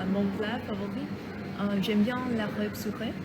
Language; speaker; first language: French; non-native, fluent; Vietnamese